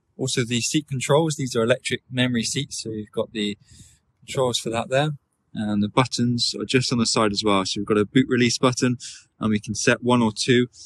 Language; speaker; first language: English; native; English